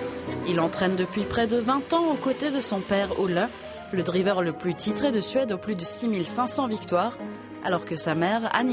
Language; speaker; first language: French; native; French